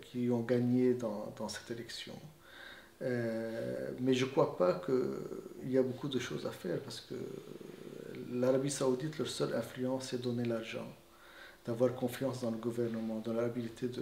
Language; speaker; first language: French; non-native, fluent; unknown